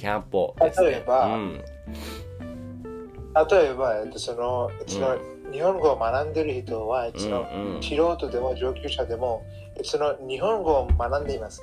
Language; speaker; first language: Japanese; non-native, learner; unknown